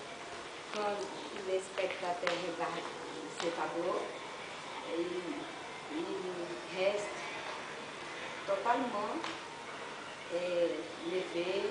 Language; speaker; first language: French; non-native, learner; Portuguese